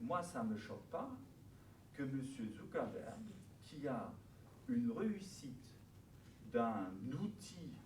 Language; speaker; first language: French; non-native, fluent; German